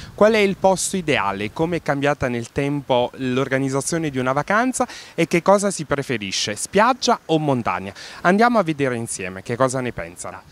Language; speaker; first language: Italian; native; Italian